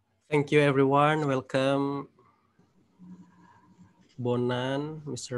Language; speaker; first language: English; non-native, fluent; Indonesian